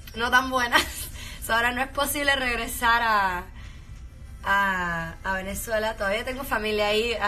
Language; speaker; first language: English; early bilingual, heritage; Spanish